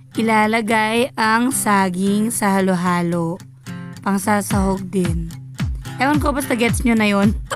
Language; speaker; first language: Filipino; non-native, local second language; Pampanga